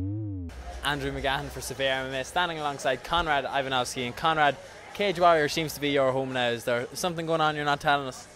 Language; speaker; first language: English; native; English